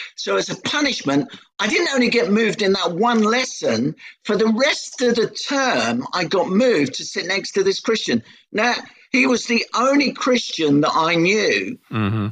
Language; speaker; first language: English; native; English